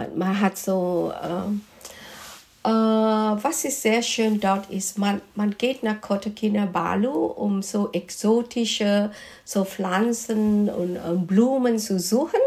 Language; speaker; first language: German; non-native, fluent; Malay